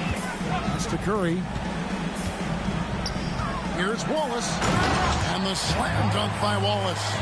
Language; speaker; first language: English; native; English